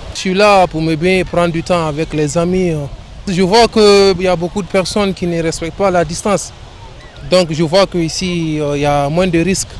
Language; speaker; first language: French; non-native, local second language; Fula